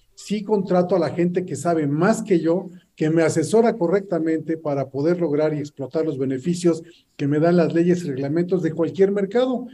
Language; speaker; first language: Spanish; native; Spanish